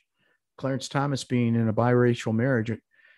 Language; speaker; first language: English; native; English